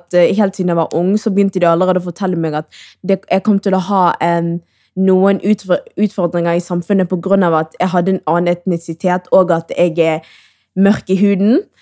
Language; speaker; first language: Norwegian; early bilingual, other home language; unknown